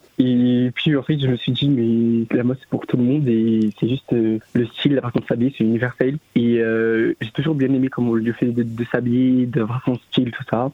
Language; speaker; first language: French; native; French